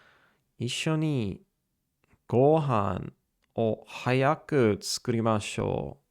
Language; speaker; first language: Japanese; non-native, learner; English